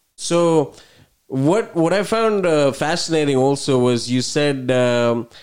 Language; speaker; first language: English; early bilingual, other home language; Italian